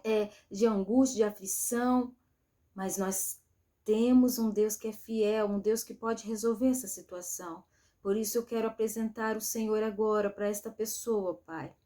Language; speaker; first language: Portuguese; native; Portuguese